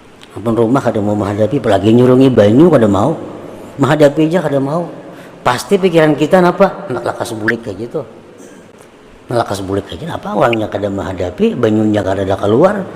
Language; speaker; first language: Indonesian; non-native, local second language; Banjar